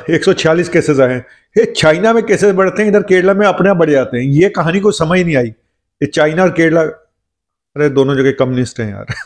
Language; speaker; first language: Hindi; native; Hindi